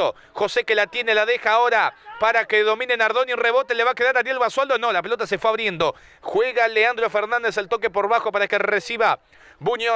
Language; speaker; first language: Spanish; native; Spanish